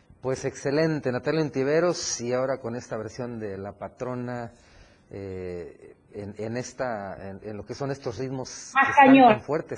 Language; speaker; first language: Spanish; native; Spanish